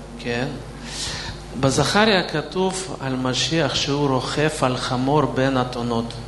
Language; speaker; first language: Hebrew; non-native, fluent; Russian